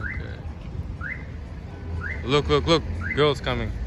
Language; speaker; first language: English; non-native, learner; Russian